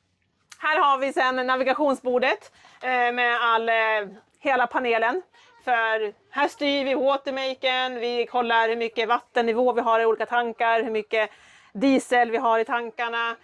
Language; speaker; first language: Swedish; native; Swedish